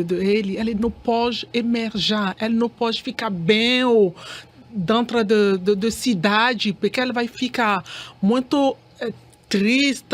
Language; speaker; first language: Portuguese; non-native, learner; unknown